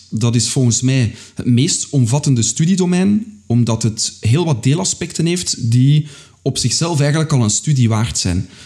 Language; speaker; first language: Dutch; native; Dutch